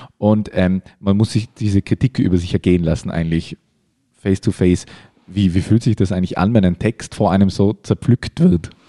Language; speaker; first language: German; native; German